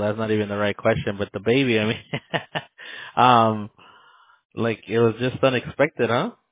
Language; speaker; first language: English; early bilingual, other home language; Spanish